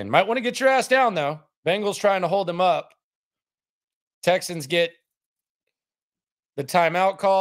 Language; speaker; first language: English; native; English